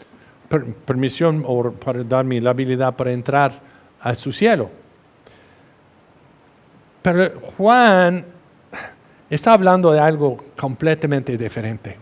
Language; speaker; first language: Spanish; non-native, fluent; English